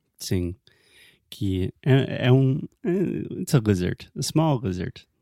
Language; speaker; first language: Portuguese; non-native, fluent; English